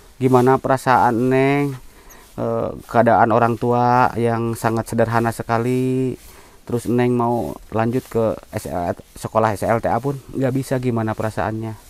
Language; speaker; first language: Indonesian; non-native, local second language; Sundanese